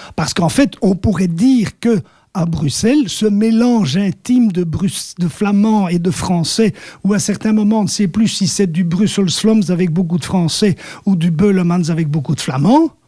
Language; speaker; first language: French; non-native, local second language; Dutch